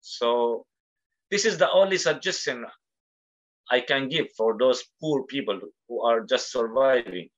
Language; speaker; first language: English; non-native, fluent; Arabic